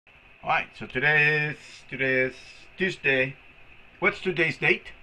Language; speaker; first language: English; non-native, fluent; Spanish